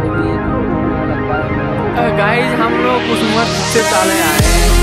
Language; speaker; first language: Hindi; non-native, local second language; Bangla